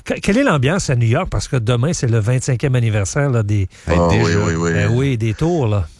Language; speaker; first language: French; native; French